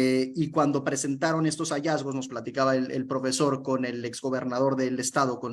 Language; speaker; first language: Spanish; native; Spanish